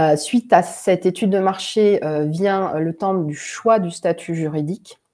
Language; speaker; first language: French; native; French